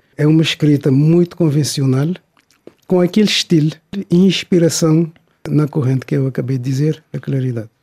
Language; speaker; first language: Portuguese; non-native, local second language; Kabuverdianu